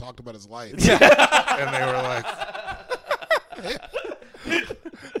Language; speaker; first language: English; native; English